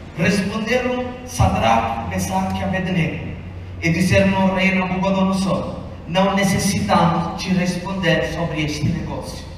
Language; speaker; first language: Portuguese; non-native, fluent; Italian